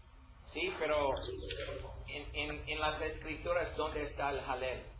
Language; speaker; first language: Spanish; non-native, learner; English